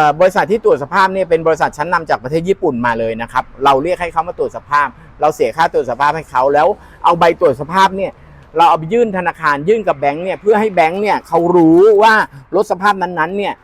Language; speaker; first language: Thai; native; Thai